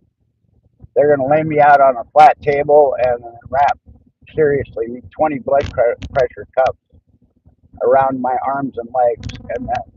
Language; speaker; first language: English; native; English